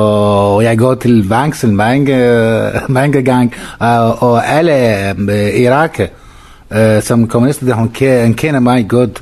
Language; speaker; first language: Danish; non-native, learner; Arabic